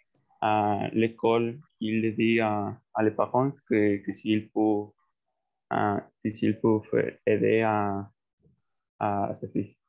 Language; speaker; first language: French; non-native, learner; Spanish